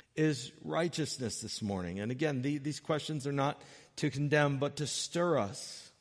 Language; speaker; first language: English; native; English